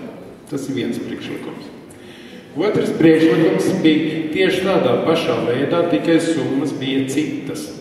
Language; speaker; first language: Latvian; native; Latvian